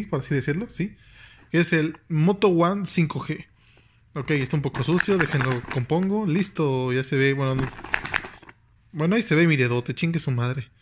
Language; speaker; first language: Spanish; native; Spanish